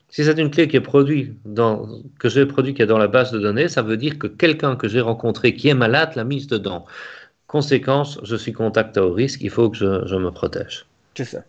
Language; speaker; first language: French; native; French